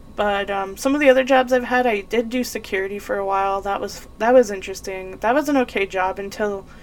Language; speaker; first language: English; native; English